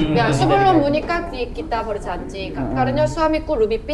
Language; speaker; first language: Indonesian; non-native, learner; Korean